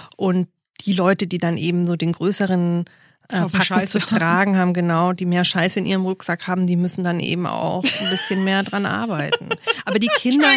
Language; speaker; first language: German; native; German